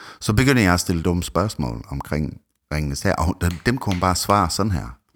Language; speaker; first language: Danish; non-native, fluent; English